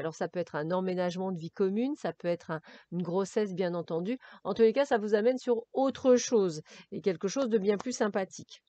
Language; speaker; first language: French; native; French